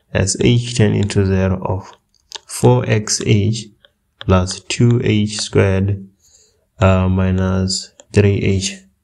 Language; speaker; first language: English; native; English